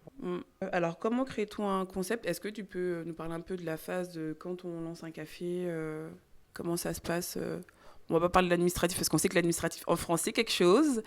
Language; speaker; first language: French; native; French